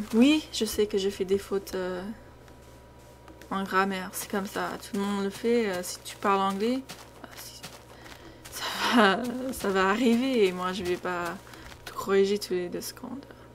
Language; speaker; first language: French; non-native, fluent; English